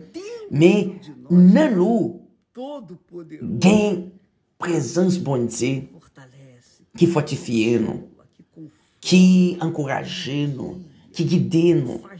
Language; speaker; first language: French; non-native, learner; Portuguese